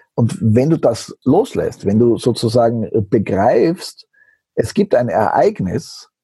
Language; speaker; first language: German; native; German